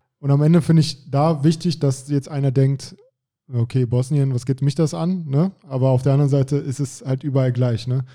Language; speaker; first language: German; native; German